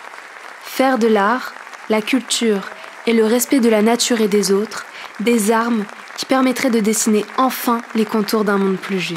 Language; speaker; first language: French; native; French